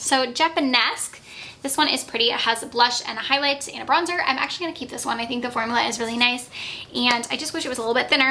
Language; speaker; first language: English; native; English